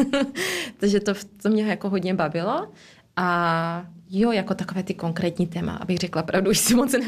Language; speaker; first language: Czech; early bilingual, heritage; Czech